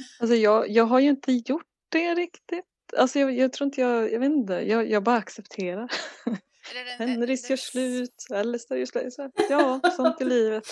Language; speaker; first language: Swedish; native; Swedish